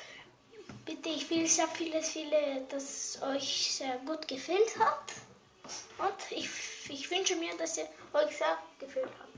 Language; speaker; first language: German; non-native, learner; Bulgarian